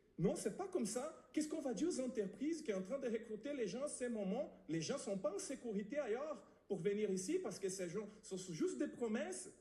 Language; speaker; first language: French; non-native, fluent; Portuguese